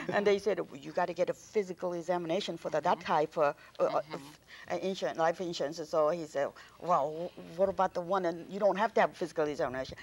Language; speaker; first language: English; non-native, fluent; Korean